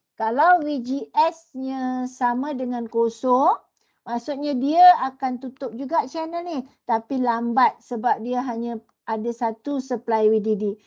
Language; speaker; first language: Malay; native; Malay